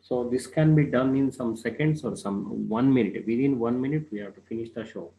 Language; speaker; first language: English; non-native, local second language; Kannada